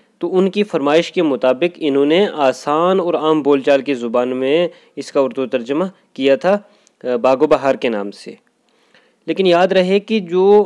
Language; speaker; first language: Urdu; non-native, local second language; Kashmiri